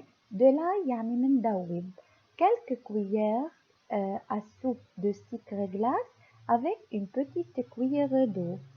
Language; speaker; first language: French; non-native, local second language; Arabic